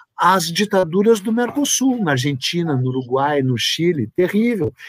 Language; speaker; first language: Portuguese; native; Portuguese